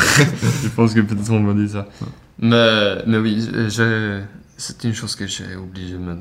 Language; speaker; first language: French; non-native, learner; Swedish